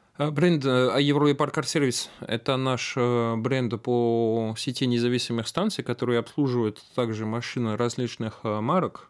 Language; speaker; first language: Russian; non-native, fluent; French